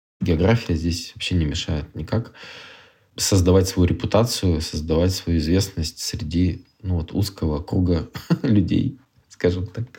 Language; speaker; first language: Russian; native; Russian